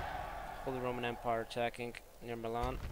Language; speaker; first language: English; native; English